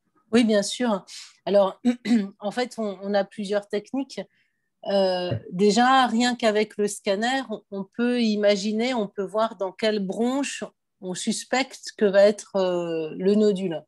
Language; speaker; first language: French; native; French